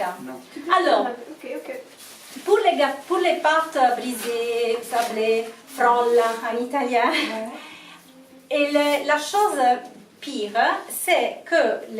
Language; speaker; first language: French; non-native, learner; Italian